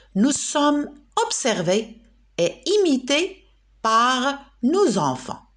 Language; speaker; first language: French; non-native, local second language; Arabic